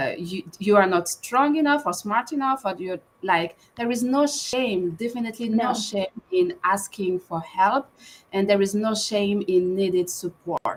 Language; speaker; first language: English; non-native, fluent; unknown